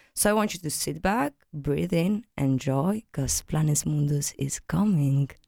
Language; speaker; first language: English; non-native, fluent; Greek